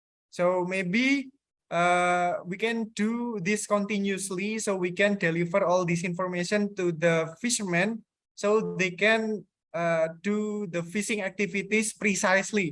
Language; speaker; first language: English; non-native, fluent; Indonesian